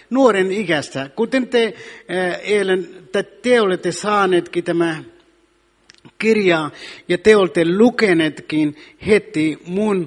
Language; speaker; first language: Finnish; non-native, fluent; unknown